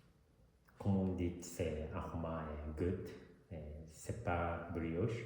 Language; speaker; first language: French; non-native, learner; Japanese